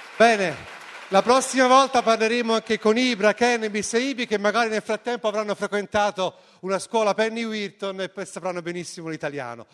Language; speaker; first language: Italian; native; Italian